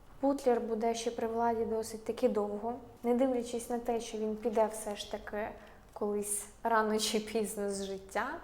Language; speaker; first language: Ukrainian; non-native, local second language; Russian